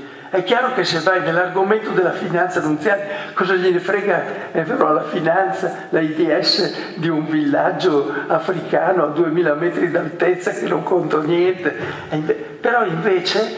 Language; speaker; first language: Italian; native; Italian